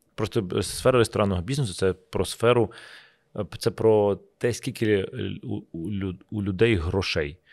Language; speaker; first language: Ukrainian; native; Ukrainian